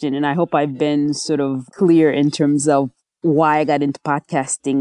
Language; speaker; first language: English; native; English